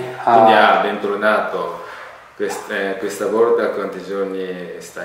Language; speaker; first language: Italian; non-native, learner; Japanese